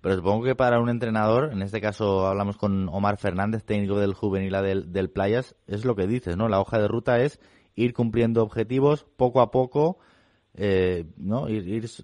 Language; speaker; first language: Spanish; non-native, local second language; Catalan